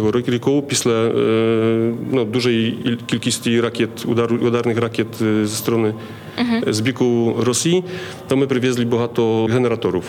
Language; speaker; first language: Polish; non-native, learner; Ukrainian